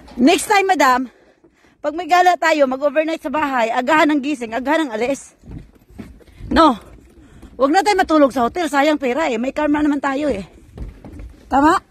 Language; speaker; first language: Filipino; non-native, local second language; Cebuano